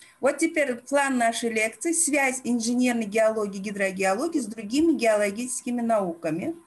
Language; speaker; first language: Russian; non-native, local second language; Uzbek